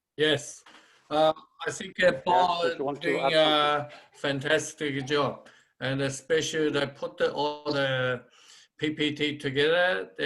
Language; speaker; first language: English; non-native, fluent; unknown